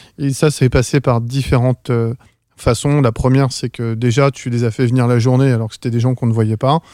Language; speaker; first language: French; native; French